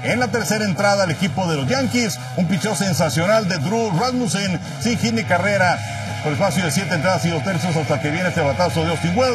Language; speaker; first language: Spanish; native; Spanish